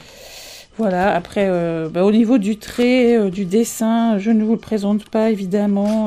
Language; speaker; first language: French; native; French